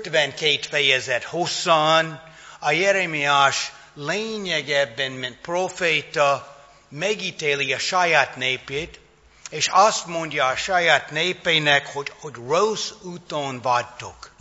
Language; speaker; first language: Hungarian; non-native, fluent; English